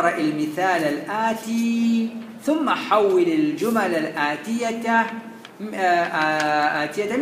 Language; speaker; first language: Arabic; non-native, fluent; Morisyen